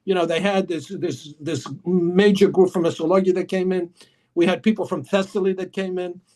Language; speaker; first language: English; early bilingual, other home language; Greek